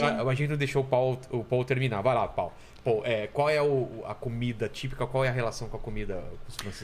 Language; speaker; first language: Portuguese; native; Portuguese